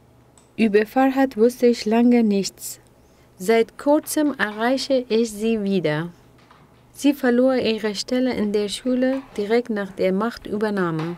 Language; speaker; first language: German; non-native, fluent; Persian